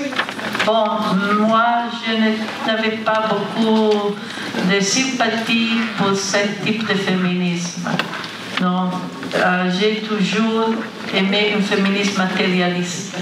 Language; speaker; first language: French; non-native, fluent; Italian